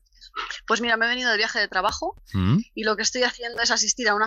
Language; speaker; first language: Spanish; native; Spanish